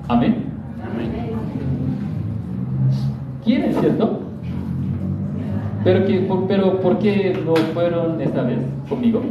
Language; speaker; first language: Spanish; non-native, learner; Korean